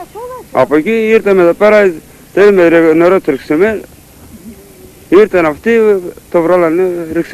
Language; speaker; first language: Greek; non-native, local second language; Turkish